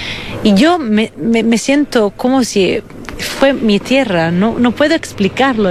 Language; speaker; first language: Spanish; non-native, fluent; Italian